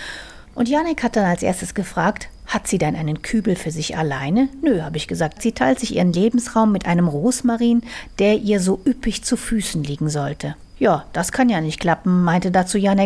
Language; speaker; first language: German; native; German